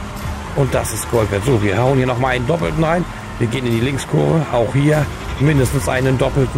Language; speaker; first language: German; native; German